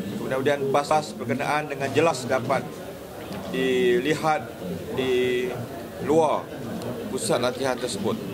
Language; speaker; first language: Malay; native; Malay